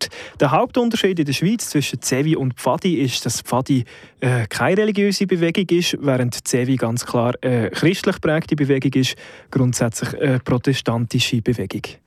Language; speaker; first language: German; native; German